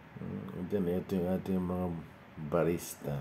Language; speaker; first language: Filipino; native; Filipino